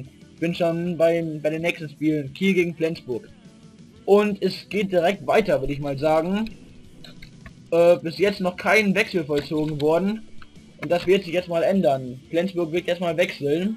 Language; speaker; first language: German; native; German